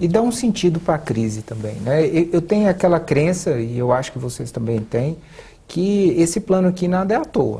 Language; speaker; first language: Portuguese; native; Portuguese